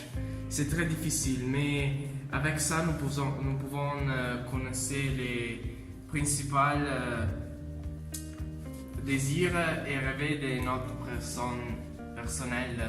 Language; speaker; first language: French; non-native, learner; Italian